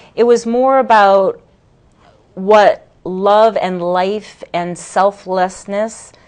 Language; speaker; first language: English; native; English